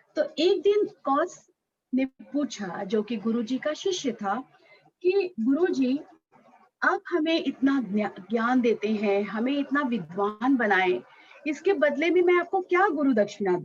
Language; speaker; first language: Hindi; non-native, local second language; Marathi